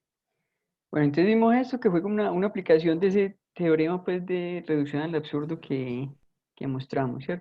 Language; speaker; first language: Spanish; native; Spanish